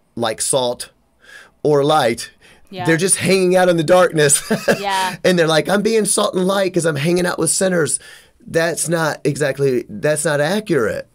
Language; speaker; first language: English; native; English